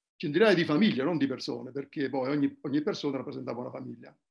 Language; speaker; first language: Italian; native; Italian